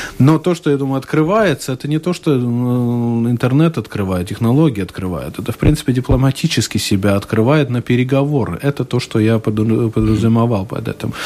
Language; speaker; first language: Russian; non-native, local second language; Latvian